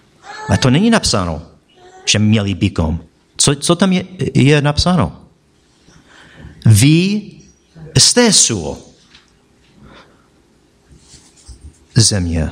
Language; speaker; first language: Czech; non-native, fluent; English